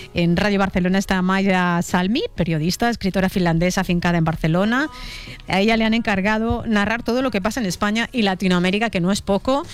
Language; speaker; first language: Spanish; native; Spanish